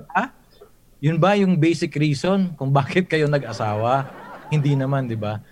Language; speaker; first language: Filipino; native; Filipino